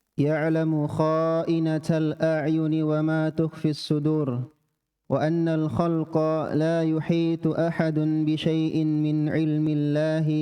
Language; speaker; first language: Arabic; non-native, learner; Indonesian